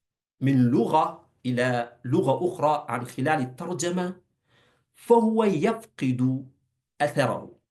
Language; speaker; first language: Arabic; non-native, fluent; Urdu